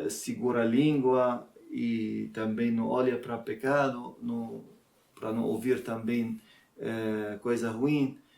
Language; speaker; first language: Portuguese; non-native, learner; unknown